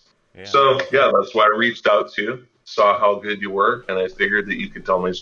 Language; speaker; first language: English; native; English